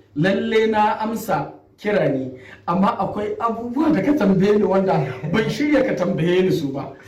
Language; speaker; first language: Hausa; native; Hausa